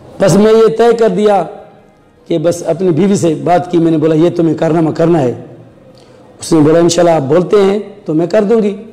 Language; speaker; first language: Urdu; non-native, local second language; Sindhi